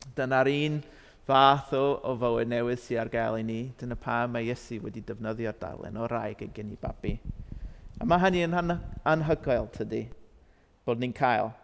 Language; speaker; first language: Welsh; non-native, fluent; English